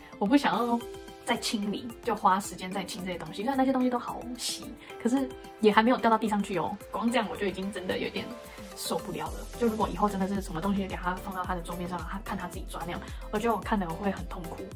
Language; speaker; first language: Chinese; native; Chinese